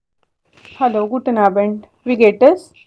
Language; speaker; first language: German; non-native, fluent; Hindi